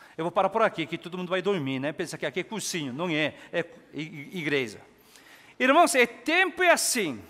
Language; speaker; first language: Portuguese; non-native, fluent; Korean